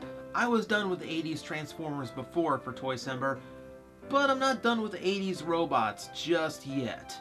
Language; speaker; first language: English; native; English